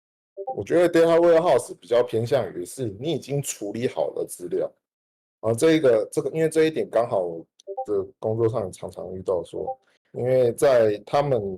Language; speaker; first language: Chinese; native; Chinese